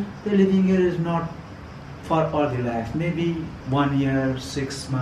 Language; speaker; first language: English; non-native, learner; Persian